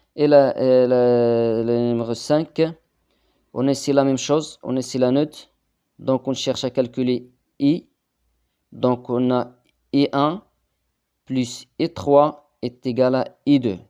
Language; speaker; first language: French; non-native, local second language; Arabic